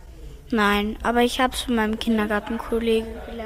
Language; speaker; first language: German; early bilingual, other home language; Bulgarian